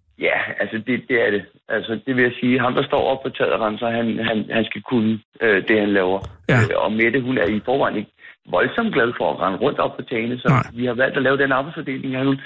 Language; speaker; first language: Danish; native; Danish